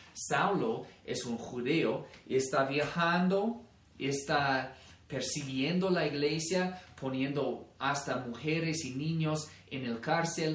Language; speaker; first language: Spanish; non-native, fluent; English